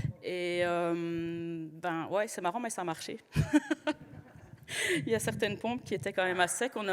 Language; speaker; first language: French; native; French